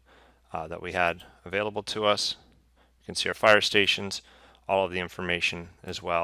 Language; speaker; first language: English; native; English